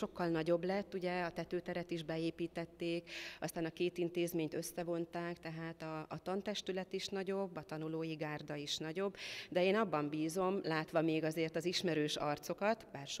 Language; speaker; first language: Hungarian; native; Hungarian